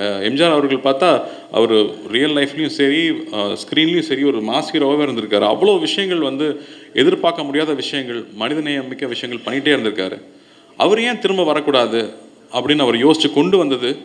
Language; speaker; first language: Tamil; native; Tamil